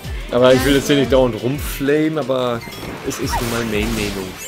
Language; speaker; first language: German; native; German